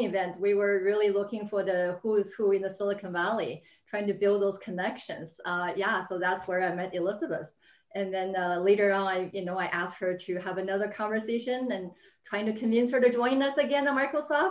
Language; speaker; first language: English; non-native, fluent; Chinese